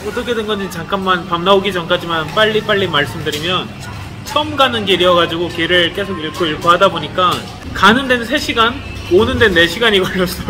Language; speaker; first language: Korean; native; Korean